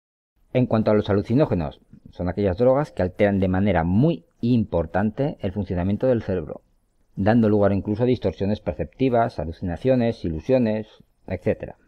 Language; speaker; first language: Spanish; native; Spanish